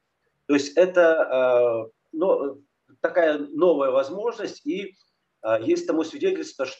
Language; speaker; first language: Russian; native; Russian